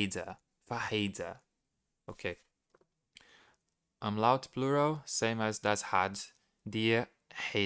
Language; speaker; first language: German; non-native, learner; Portuguese